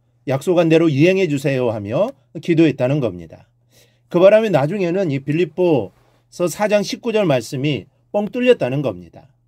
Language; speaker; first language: Korean; native; Korean